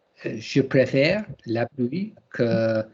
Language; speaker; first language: French; non-native, learner; English